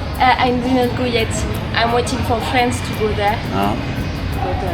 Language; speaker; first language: English; non-native, fluent; French